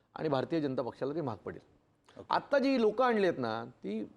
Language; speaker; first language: Marathi; native; Marathi